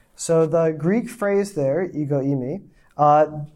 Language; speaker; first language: English; native; English